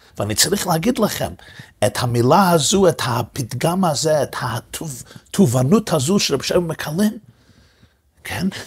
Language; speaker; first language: Hebrew; non-native, fluent; English